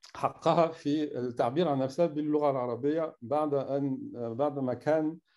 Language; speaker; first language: Arabic; non-native, fluent; French